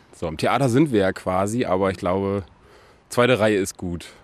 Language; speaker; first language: German; native; German